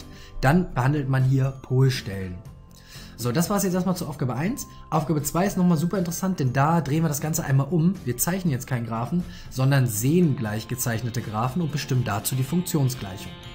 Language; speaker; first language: German; native; German